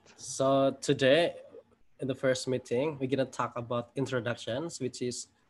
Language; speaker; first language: English; non-native, fluent; Indonesian